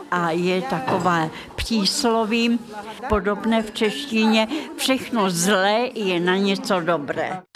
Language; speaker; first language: Czech; non-native, fluent; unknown